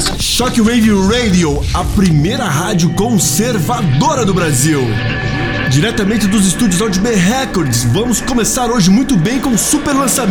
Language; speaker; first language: Portuguese; native; Portuguese